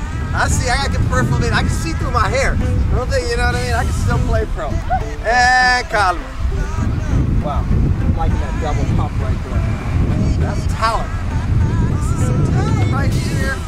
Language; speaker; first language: English; non-native, fluent; Portuguese